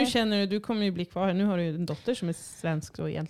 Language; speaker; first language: Swedish; native; Swedish